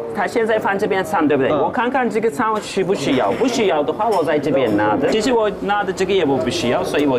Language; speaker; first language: Chinese; non-native, fluent; Turkish